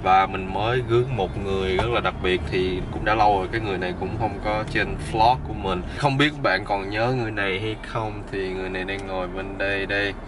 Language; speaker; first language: Vietnamese; early bilingual, other home language; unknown